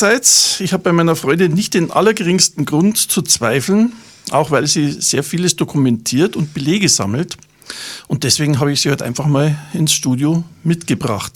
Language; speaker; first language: German; native; German